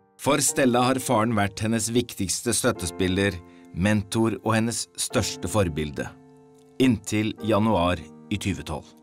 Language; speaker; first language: Norwegian; native; Norwegian